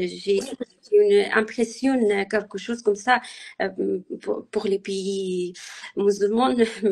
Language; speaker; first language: French; non-native, learner; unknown